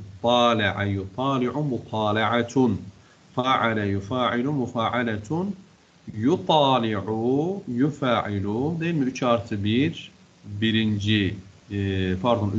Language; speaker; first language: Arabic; non-native, fluent; Turkish